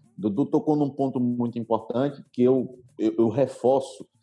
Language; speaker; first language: Portuguese; native; Portuguese